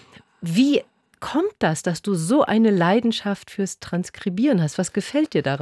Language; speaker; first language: German; native; German